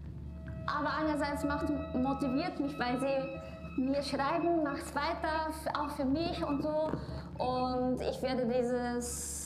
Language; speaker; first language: German; non-native, fluent; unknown